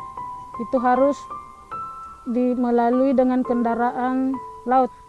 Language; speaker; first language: Indonesian; non-native, local second language; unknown